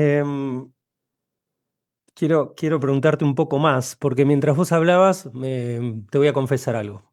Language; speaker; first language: Spanish; native; Spanish